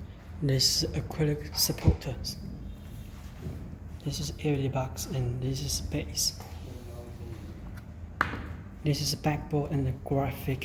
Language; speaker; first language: English; non-native, learner; Chinese